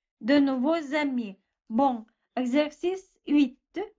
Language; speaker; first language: French; non-native, fluent; Russian